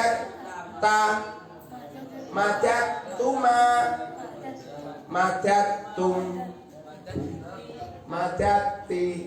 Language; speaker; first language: Arabic; non-native, fluent; Indonesian